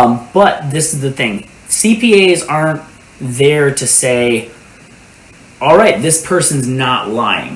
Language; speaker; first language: English; native; English